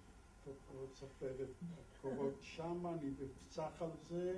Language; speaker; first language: Hebrew; non-native, fluent; Polish